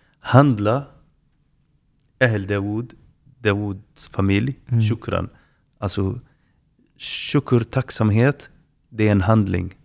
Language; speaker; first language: Swedish; non-native, fluent; Arabic